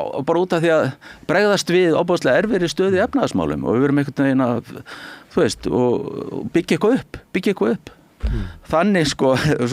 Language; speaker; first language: Icelandic; native; Icelandic